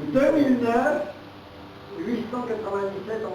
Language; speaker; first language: French; native; French